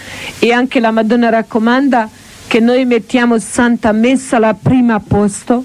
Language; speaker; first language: Italian; non-native, learner; Croatian